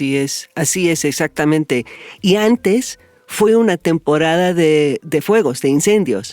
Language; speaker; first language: Spanish; non-native, fluent; English